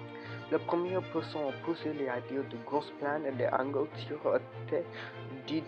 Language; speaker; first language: French; non-native, learner; English